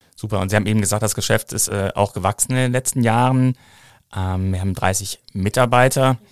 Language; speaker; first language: German; native; German